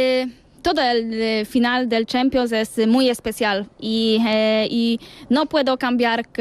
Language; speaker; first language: Spanish; non-native, learner; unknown